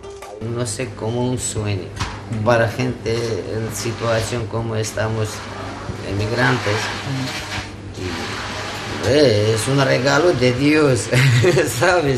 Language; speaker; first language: Spanish; non-native, learner; Armenian